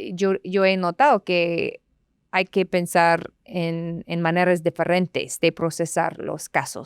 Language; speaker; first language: Spanish; non-native, fluent; English